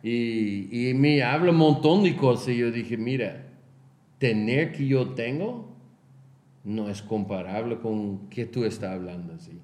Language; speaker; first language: Spanish; non-native, fluent; Portuguese